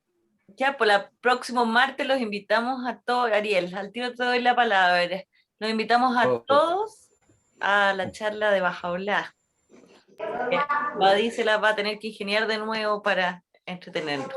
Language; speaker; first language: Spanish; native; Spanish